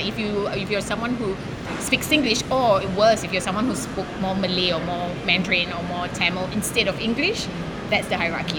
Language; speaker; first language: English; non-native, local second language; Malay